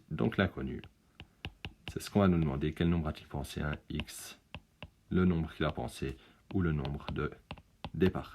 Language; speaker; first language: French; native; French